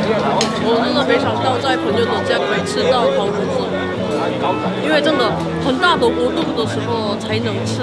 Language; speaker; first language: Chinese; non-native, fluent; Korean